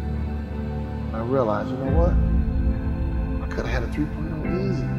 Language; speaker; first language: English; native; English